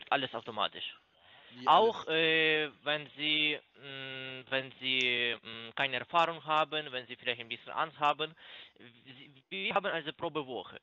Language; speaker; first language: German; non-native, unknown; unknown